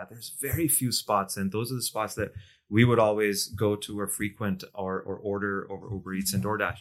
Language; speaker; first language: English; non-native, local second language; Urdu